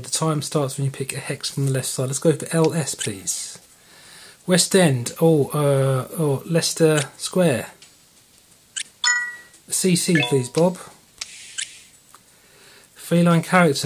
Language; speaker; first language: English; native; English